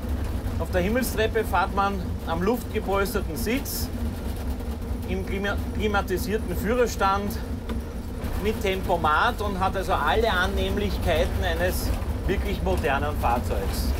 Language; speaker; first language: German; native; German